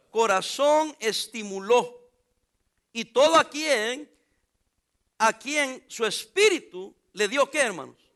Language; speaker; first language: Spanish; native; Spanish